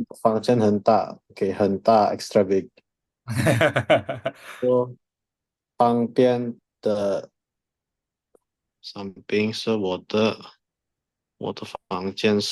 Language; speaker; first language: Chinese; non-native, learner; Indonesian